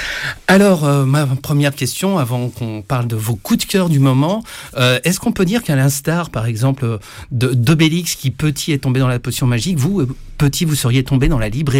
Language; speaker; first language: French; native; French